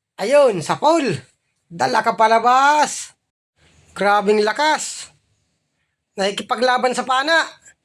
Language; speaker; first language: Filipino; non-native, local second language; Bikol